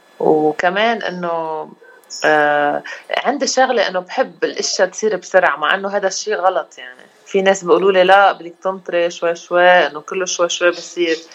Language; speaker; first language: Arabic; native; Arabic